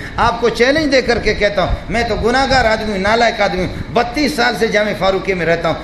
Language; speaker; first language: Urdu; non-native, local second language; Brahui